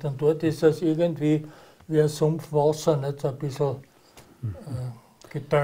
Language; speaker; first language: German; native; German